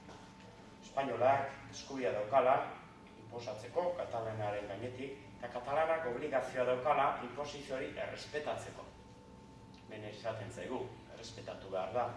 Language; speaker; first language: Basque; native; Basque